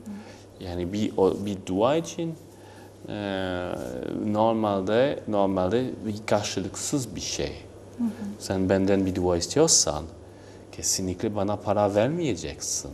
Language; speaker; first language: Turkish; non-native, learner; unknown